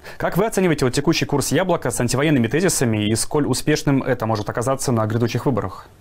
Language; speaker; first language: Russian; native; Russian